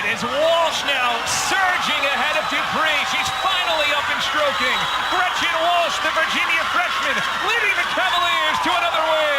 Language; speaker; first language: English; native; English